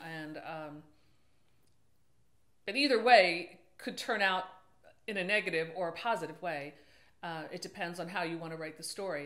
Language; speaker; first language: English; native; English